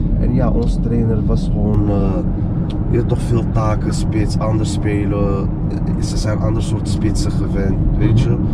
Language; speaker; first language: Dutch; early bilingual, other home language; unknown